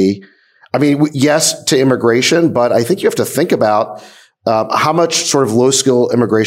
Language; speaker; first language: English; native; English